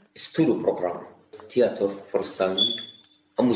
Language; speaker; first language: Swedish; non-native, learner; Arabic